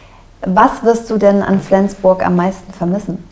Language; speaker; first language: German; native; German